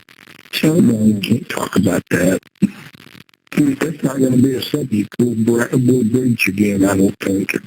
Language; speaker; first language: English; native; English